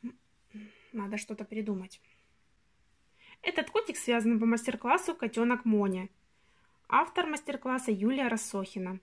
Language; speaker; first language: Russian; native; Russian